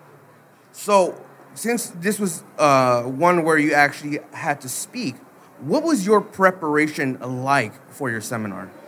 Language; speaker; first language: English; early bilingual, other home language; Spanish